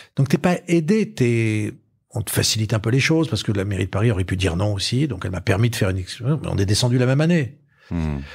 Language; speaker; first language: French; native; French